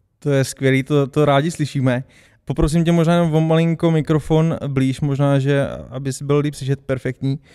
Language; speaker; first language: Czech; native; Czech